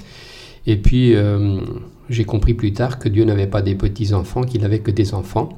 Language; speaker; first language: French; non-native, fluent; Portuguese